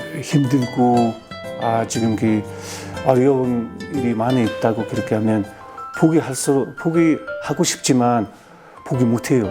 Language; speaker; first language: Korean; non-native, fluent; Mongolian